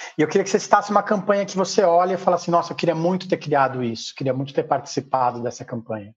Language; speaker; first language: Portuguese; native; Portuguese